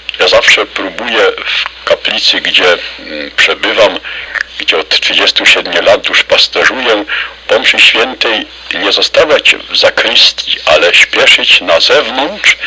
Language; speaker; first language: Polish; native; Polish